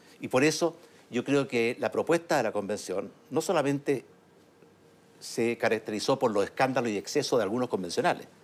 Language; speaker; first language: Spanish; native; Spanish